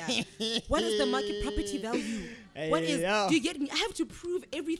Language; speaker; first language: English; non-native, local second language; Tswana